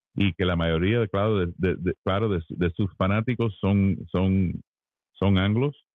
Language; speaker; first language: Spanish; early bilingual, heritage; Spanish